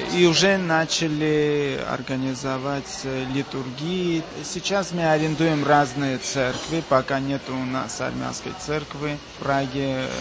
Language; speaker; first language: Russian; non-native, local second language; Armenian